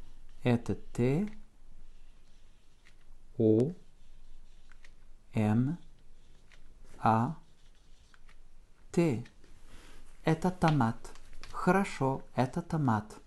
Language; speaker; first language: Russian; non-native, fluent; French